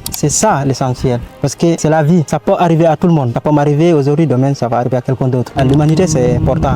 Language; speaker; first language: French; non-native, local second language; Wolof